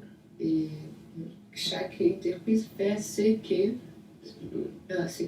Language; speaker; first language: French; non-native, learner; Portuguese